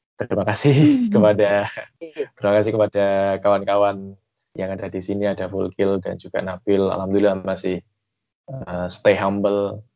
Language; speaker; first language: Indonesian; native; Indonesian